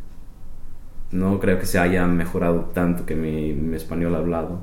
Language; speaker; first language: Spanish; non-native, fluent; English